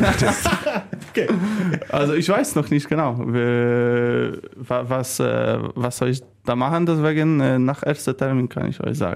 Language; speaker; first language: German; non-native, learner; Polish